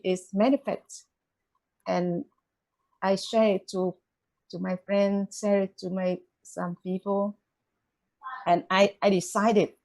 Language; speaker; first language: English; non-native, learner; Vietnamese